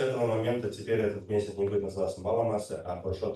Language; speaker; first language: Russian; native; Russian